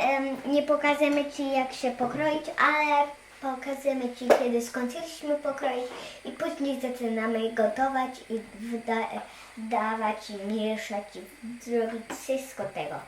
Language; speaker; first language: Polish; early bilingual, heritage; Polish